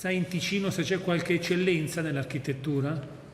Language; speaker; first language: Italian; native; Italian